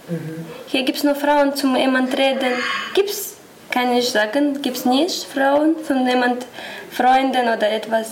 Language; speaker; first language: German; non-native, learner; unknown